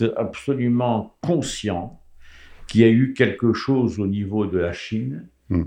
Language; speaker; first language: French; native; French